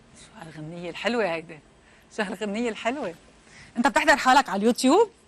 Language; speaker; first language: Arabic; native; Arabic